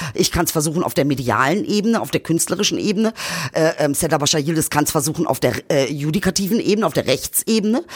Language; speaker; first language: German; early bilingual, other home language; Turkish